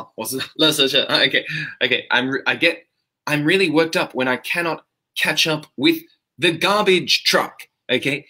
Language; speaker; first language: English; native; English